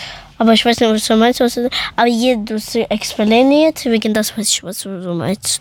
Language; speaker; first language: German; early bilingual, other home language; Persian